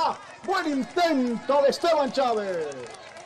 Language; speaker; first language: Spanish; native; Spanish